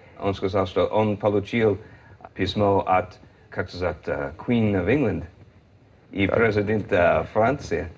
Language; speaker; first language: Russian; non-native, learner; English